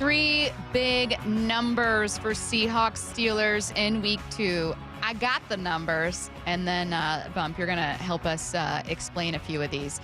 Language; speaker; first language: English; native; English